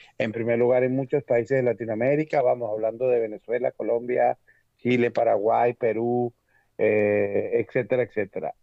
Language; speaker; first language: Spanish; native; Spanish